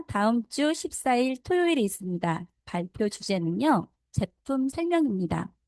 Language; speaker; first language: Korean; native; Korean